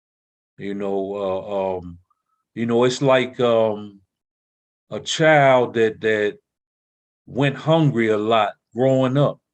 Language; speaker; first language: English; native; English